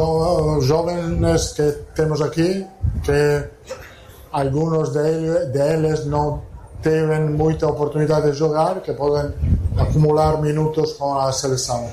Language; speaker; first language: Portuguese; non-native, fluent; Italian